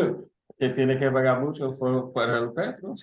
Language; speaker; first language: Spanish; early bilingual, heritage; English